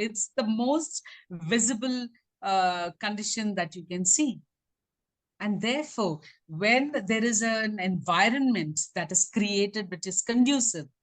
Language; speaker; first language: English; non-native, local second language; Tamil